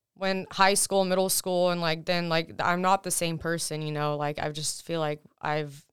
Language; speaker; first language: English; early bilingual, other home language; Russian